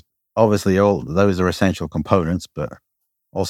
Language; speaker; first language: English; native; English